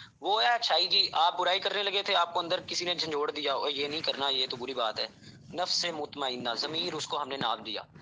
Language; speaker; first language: Urdu; non-native, local second language; Punjabi